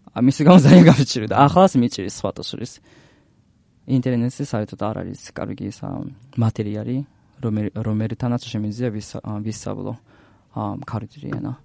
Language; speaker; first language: Georgian; non-native, learner; Japanese